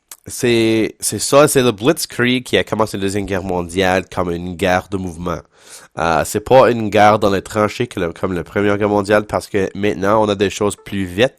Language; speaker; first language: French; non-native, local second language; English